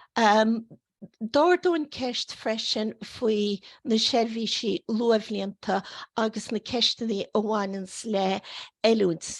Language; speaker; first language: Irish; native; Irish